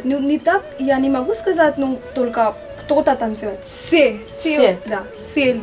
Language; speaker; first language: Russian; non-native, learner; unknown